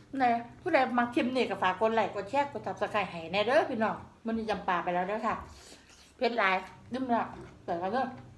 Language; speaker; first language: Thai; native; Thai